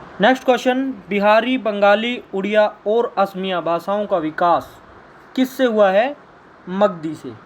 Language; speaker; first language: Hindi; native; Hindi